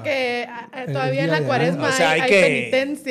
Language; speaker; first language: Spanish; native; Spanish